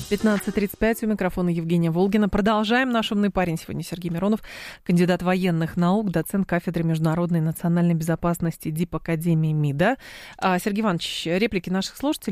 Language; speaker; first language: Russian; native; Russian